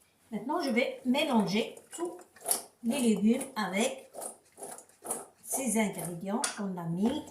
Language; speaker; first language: French; non-native, local second language; Arabic